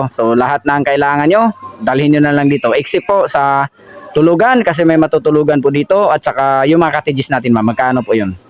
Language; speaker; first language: Filipino; non-native, local second language; Cebuano